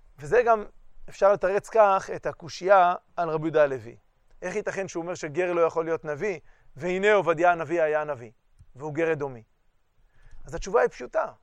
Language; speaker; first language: Hebrew; native; Hebrew